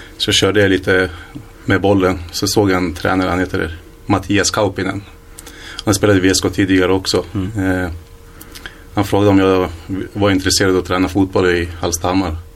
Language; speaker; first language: Swedish; early bilingual, other home language; Kurdish